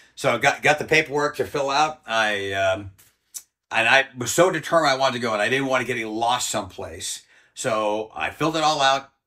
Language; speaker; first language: English; native; English